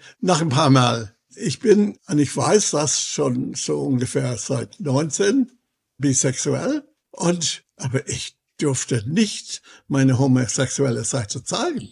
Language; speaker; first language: German; non-native, fluent; English